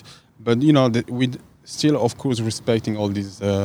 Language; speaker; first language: English; non-native, fluent; French